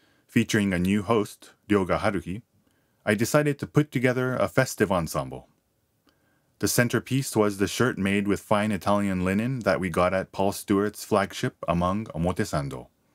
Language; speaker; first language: English; early bilingual, other home language; Japanese